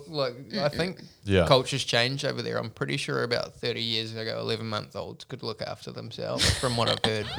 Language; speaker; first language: English; native; English